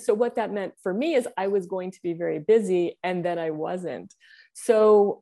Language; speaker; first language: English; native; English